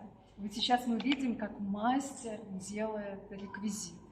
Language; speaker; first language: Russian; native; Russian